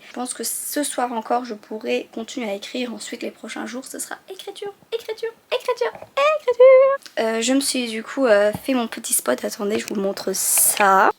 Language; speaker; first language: French; early bilingual, other home language; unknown